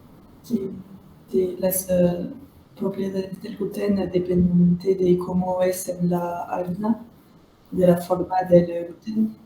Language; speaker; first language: Spanish; non-native, learner; French